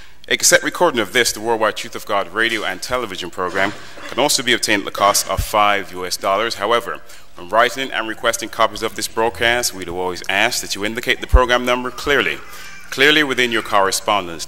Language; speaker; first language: English; native; English